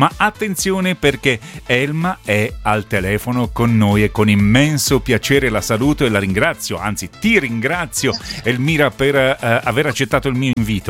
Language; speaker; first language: Italian; native; Italian